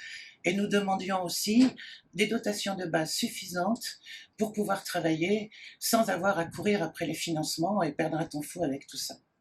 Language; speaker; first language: French; native; French